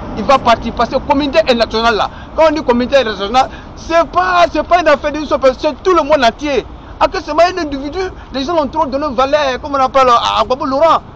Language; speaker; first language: French; non-native, local second language; Dyula